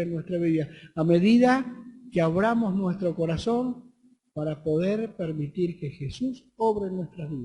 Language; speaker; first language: Spanish; native; Spanish